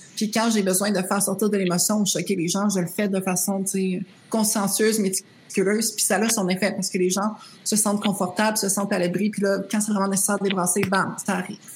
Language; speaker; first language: French; native; French